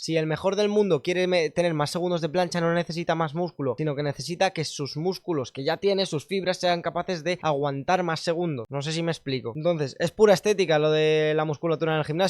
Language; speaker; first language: Spanish; native; Spanish